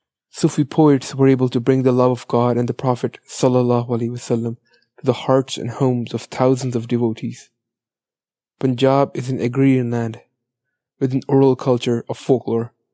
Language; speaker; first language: English; non-native, local second language; Punjabi